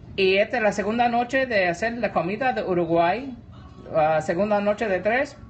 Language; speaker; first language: Spanish; non-native, learner; English